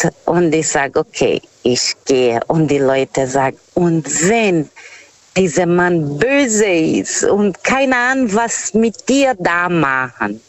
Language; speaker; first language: German; non-native, learner; Portuguese